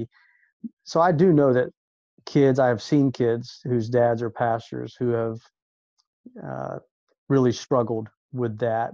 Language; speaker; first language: English; native; English